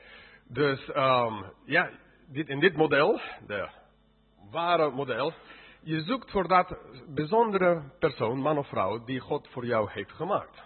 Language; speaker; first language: Dutch; non-native, fluent; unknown